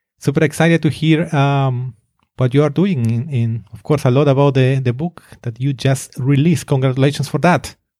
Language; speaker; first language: English; non-native, fluent; Spanish